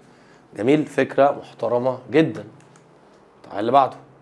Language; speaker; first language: Arabic; native; Arabic